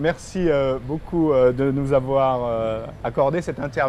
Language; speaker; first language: French; native; French